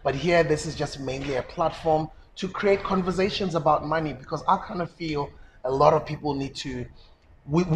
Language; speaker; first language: English; non-native, local second language; Zulu